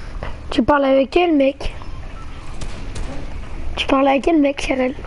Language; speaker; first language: French; native; French